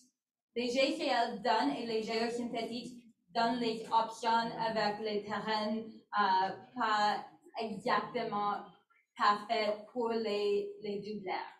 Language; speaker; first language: French; non-native, learner; English